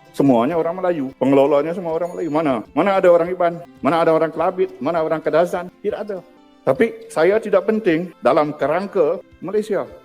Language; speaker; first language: Malay; non-native, local second language; Iban